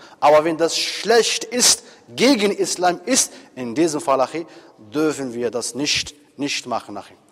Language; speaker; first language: German; non-native, fluent; Arabic